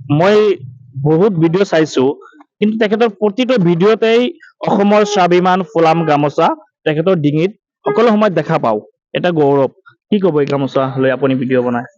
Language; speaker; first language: Assamese; non-native, local second language; Bangla